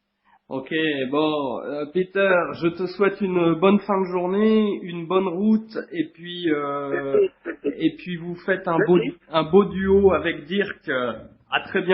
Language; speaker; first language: French; native; French